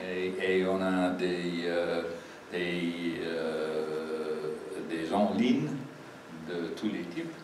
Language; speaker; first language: French; non-native, fluent; English